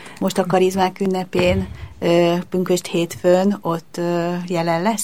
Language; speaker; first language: Hungarian; native; Hungarian